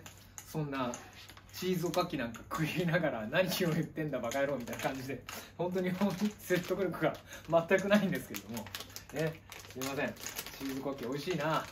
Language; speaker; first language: Japanese; native; Japanese